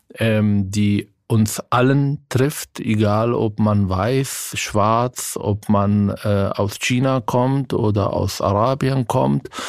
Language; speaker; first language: German; non-native, fluent; Arabic